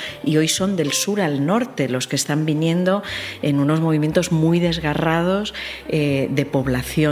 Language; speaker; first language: Spanish; native; Spanish